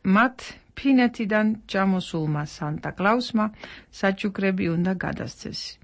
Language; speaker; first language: Georgian; non-native, fluent; Dutch